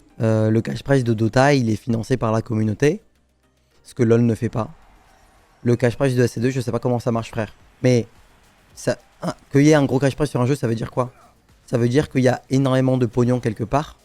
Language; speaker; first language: French; native; French